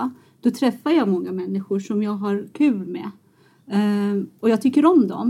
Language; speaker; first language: Swedish; non-native, fluent; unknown